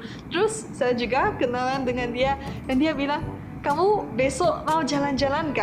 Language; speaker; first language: Indonesian; non-native, fluent; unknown